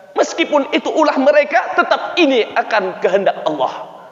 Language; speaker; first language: Indonesian; native; Indonesian